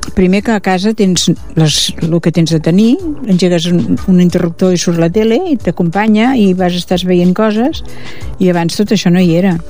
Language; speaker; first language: Catalan; native; Catalan